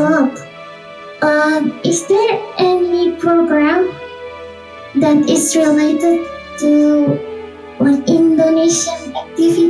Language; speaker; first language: English; non-native, learner; Indonesian